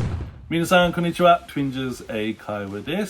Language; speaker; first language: Japanese; non-native, fluent; English